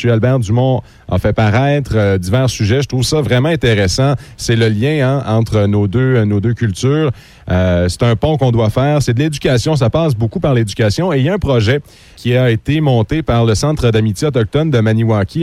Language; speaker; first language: French; native; French